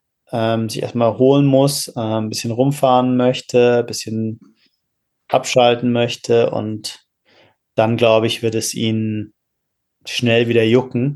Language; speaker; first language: German; native; German